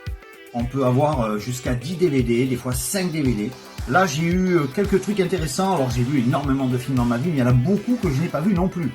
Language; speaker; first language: French; native; French